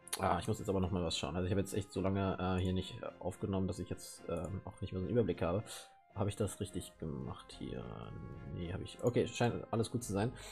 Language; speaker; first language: German; native; German